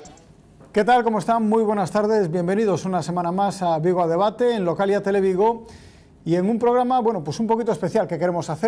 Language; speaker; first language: Spanish; native; Spanish